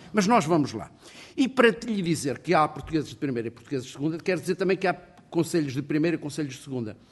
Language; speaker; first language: Portuguese; native; Portuguese